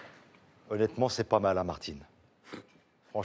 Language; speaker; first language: French; native; French